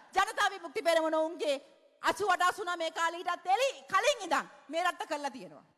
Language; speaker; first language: Sinhala; native; Sinhala